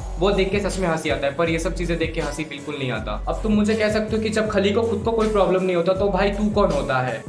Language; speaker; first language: Hindi; non-native, local second language; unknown